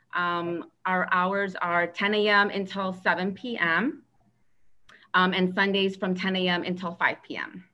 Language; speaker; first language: English; native; English